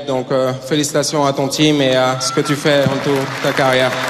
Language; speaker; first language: French; native; French